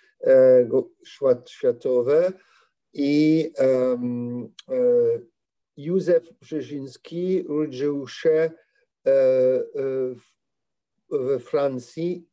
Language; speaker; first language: Polish; non-native, learner; French